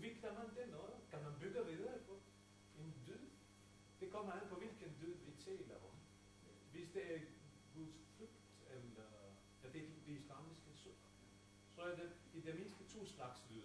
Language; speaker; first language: Danish; non-native, fluent; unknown